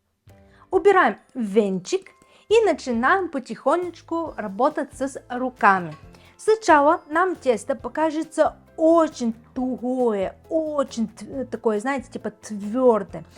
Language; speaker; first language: Russian; non-native, fluent; Bulgarian